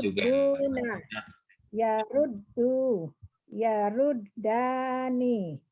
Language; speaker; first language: Arabic; non-native, learner; Indonesian